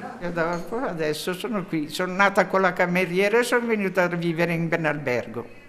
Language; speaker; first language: Italian; early bilingual, heritage; Italian